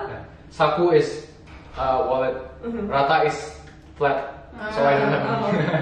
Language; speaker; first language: English; non-native, fluent; Indonesian